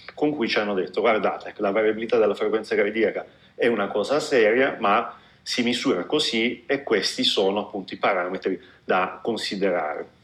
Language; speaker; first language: Italian; native; Italian